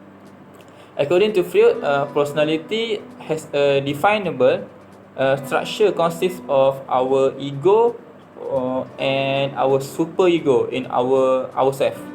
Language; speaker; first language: English; non-native, learner; Malay